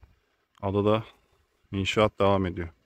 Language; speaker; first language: Turkish; native; Turkish